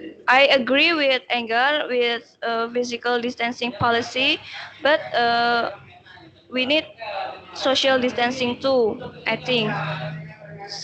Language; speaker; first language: English; non-native, learner; Indonesian